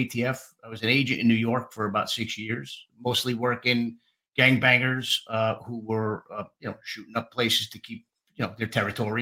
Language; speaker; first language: English; native; English